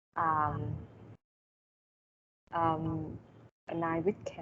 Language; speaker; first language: English; non-native, learner; Vietnamese